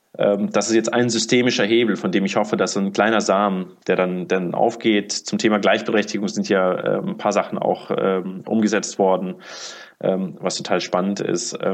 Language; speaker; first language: German; early bilingual, other home language; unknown